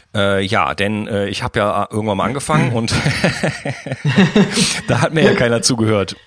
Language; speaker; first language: German; native; German